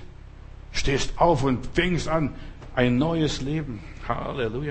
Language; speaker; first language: German; non-native, fluent; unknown